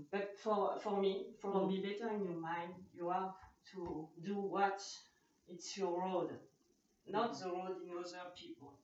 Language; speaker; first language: English; non-native, learner; French